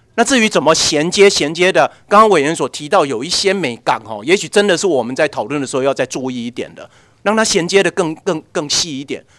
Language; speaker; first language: Chinese; native; Chinese